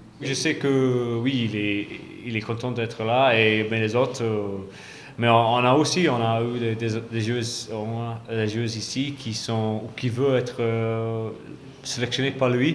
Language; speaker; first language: French; non-native, fluent; English